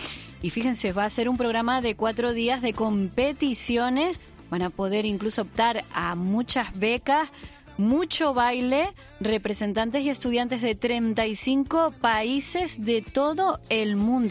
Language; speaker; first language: Spanish; native; Spanish